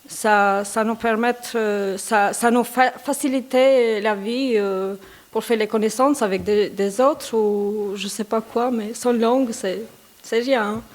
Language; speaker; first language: French; non-native, learner; Albanian